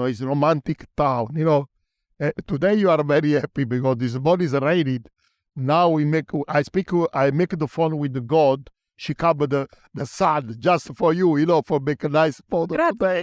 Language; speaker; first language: English; non-native, learner; Italian